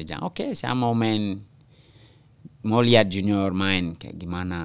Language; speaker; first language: Indonesian; non-native, local second language; French